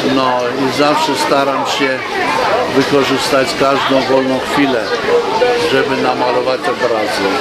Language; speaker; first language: Polish; non-native, fluent; Armenian